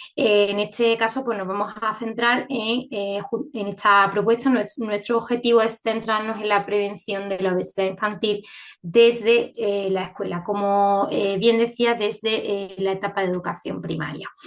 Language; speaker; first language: Spanish; native; Spanish